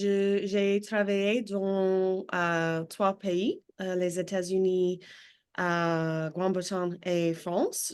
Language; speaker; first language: French; non-native, learner; English